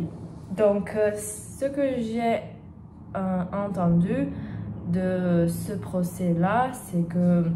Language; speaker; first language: French; non-native, learner; Portuguese